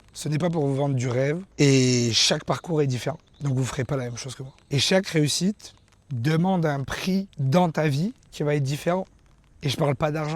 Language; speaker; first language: French; native; French